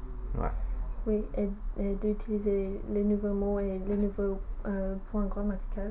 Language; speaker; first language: French; non-native, learner; English